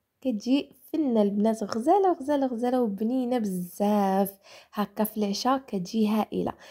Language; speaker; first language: Arabic; native; Arabic